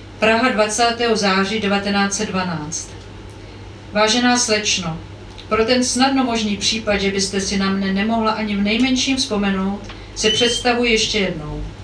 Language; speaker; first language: Czech; native; Czech